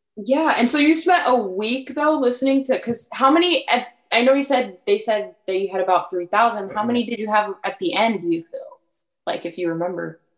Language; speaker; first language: English; early bilingual, other home language; French